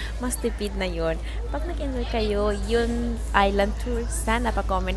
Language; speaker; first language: Filipino; non-native, learner; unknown